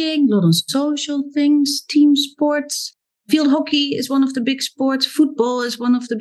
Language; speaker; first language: English; non-native, fluent; Dutch